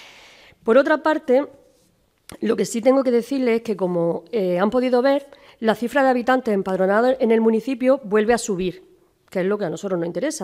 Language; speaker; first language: Spanish; native; Spanish